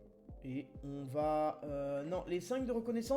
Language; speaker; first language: French; native; French